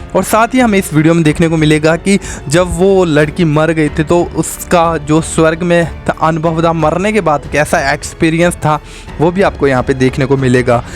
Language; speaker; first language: Hindi; native; Hindi